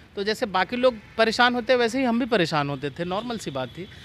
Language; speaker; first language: Hindi; native; Hindi